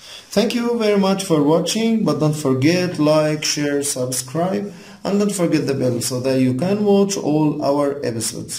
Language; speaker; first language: English; non-native, fluent; Arabic